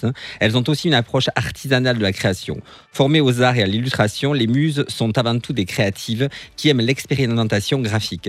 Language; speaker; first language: French; native; French